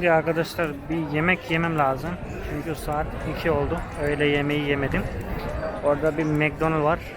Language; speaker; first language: Turkish; non-native, fluent; Hindi